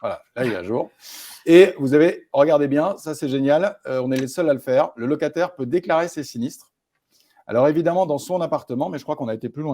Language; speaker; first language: French; native; French